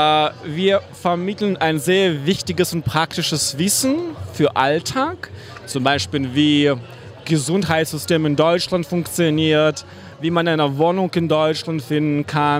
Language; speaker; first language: German; non-native, fluent; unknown